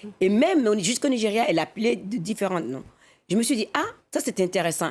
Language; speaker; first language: French; non-native, local second language; Fon